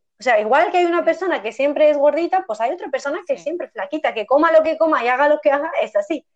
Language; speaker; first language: Spanish; early bilingual, other home language; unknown